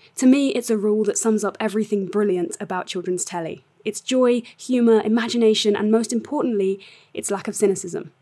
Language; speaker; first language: English; native; English